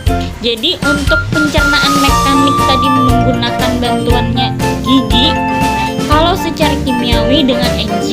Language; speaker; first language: Indonesian; native; Indonesian